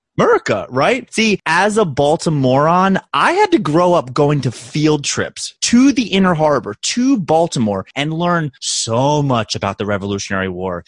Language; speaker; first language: English; native; English